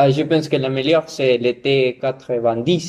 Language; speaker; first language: French; non-native, learner; Spanish